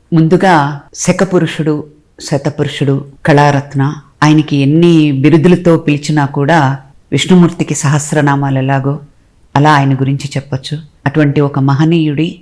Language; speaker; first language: Telugu; native; Telugu